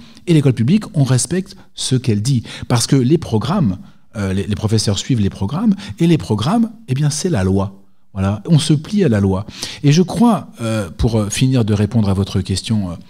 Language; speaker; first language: French; native; French